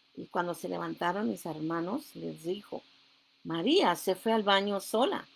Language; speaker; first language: Spanish; early bilingual, heritage; Spanish